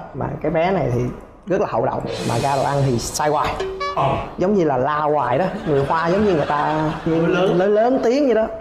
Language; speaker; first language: Vietnamese; non-native, local second language; Chinese